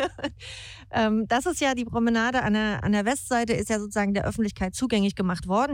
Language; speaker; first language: German; native; German